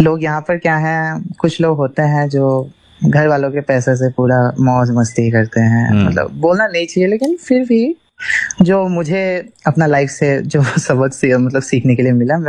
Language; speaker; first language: Hindi; non-native, local second language; Assamese